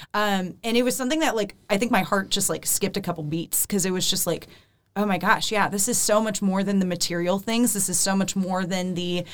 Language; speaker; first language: English; native; English